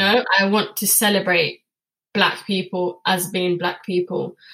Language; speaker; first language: English; native; English